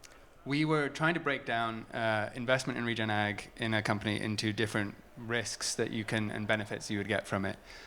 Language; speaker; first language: English; native; English